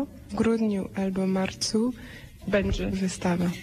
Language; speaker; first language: Polish; early bilingual, heritage; French